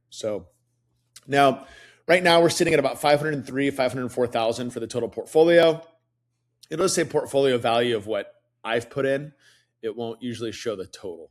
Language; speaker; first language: English; native; English